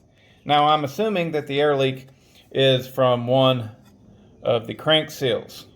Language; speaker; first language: English; native; English